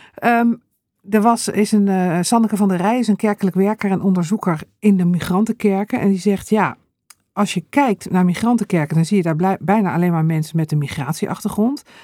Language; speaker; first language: Dutch; native; Dutch